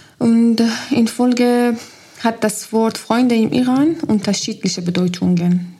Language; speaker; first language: German; non-native, learner; Persian